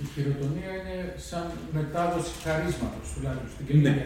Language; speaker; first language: Greek; native; Greek